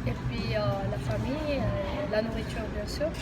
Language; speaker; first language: French; non-native, local second language; Arabic